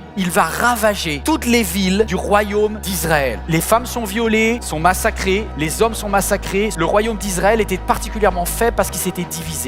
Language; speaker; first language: French; native; French